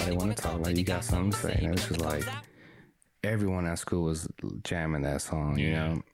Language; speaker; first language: English; early bilingual, other home language; Spanish